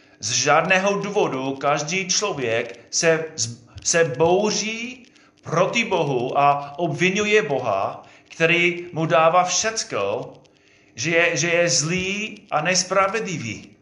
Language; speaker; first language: Czech; non-native, fluent; English